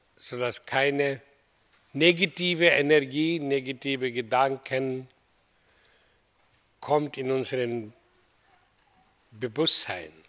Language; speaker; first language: German; non-native, learner; Hindi